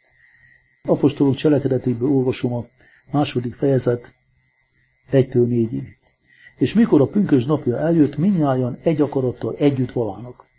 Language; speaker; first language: Hungarian; native; Hungarian